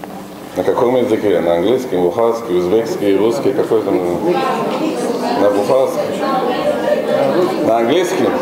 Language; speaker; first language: Russian; non-native, local second language; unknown